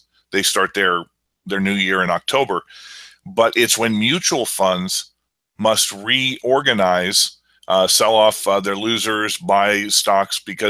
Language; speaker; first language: English; native; English